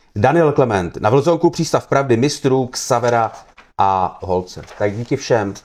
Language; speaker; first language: Czech; native; Czech